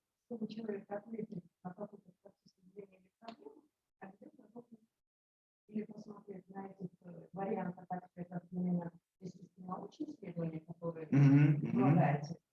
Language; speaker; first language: Russian; non-native, local second language; Kyrgyz